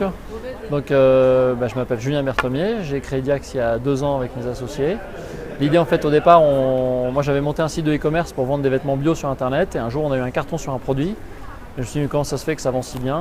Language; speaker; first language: French; native; French